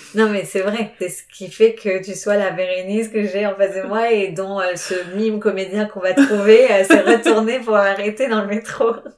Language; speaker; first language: French; non-native, fluent; Spanish